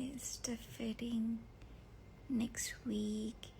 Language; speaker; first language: English; non-native, learner; Thai